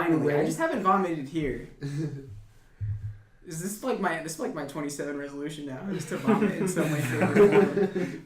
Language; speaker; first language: English; native; English